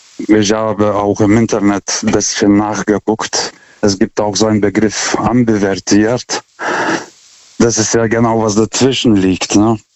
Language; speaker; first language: German; non-native, fluent; Lithuanian